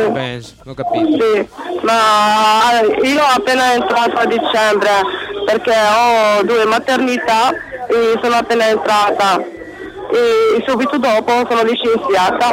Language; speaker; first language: Italian; non-native, learner; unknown